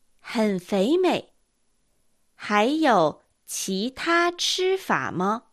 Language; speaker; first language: Chinese; non-native, fluent; Japanese